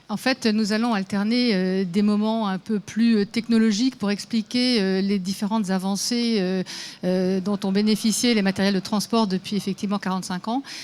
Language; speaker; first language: French; native; French